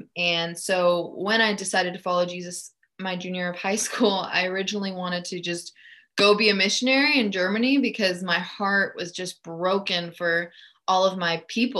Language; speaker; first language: English; early bilingual, other home language; German